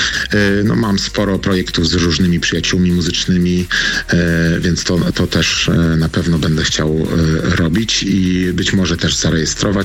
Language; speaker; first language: Polish; native; Polish